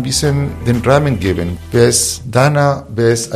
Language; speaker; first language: German; non-native, fluent; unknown